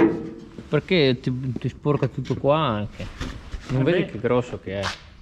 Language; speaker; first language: Italian; native; Italian